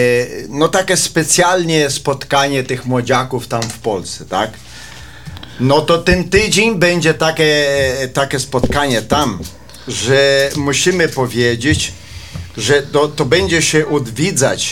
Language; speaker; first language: Polish; early bilingual, heritage; Polish